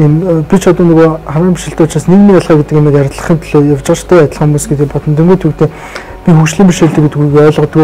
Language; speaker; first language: Mongolian; native; Mongolian